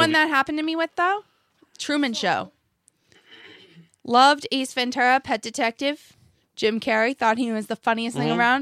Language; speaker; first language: English; native; English